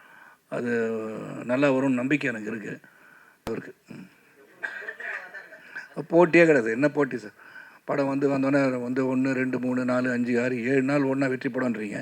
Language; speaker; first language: Tamil; native; Tamil